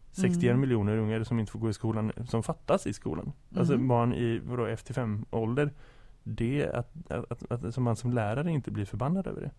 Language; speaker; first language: Swedish; native; Swedish